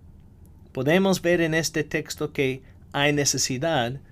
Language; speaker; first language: Spanish; non-native, fluent; English